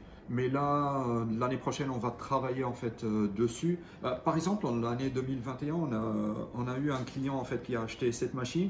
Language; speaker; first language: French; non-native, local second language; Arabic